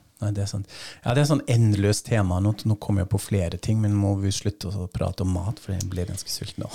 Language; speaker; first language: Norwegian; non-native, fluent; German